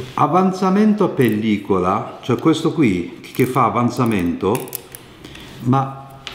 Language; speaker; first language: Italian; non-native, fluent; Japanese